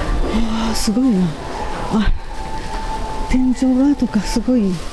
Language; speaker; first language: Japanese; native; Japanese